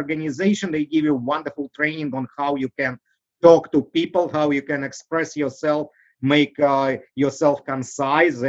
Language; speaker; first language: English; non-native, fluent; Russian